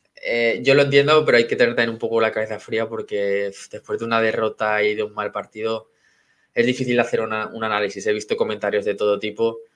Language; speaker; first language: Spanish; native; Spanish